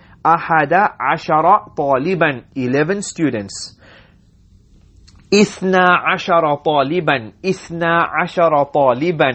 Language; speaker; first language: Arabic; non-native, fluent; English